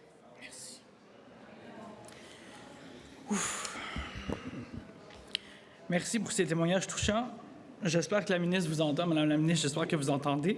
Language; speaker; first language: French; native; French